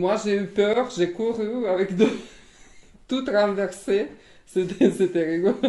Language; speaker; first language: French; non-native, learner; Russian